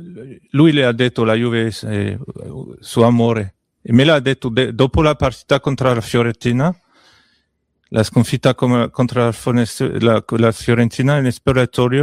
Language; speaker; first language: Italian; non-native, learner; French